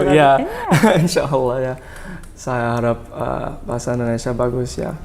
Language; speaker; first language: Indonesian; non-native, learner; English